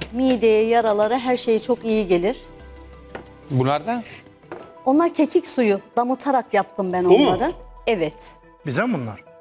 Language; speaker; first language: Turkish; native; Turkish